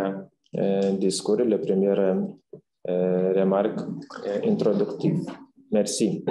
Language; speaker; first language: French; non-native, fluent; Lithuanian